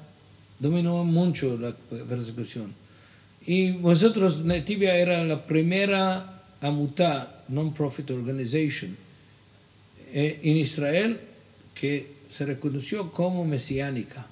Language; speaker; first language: Spanish; non-native, fluent; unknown